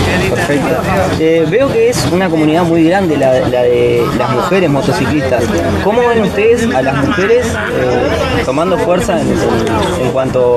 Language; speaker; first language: Spanish; native; Spanish